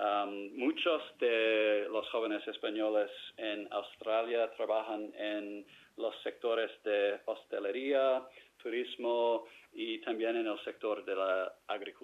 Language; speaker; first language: Spanish; non-native, fluent; English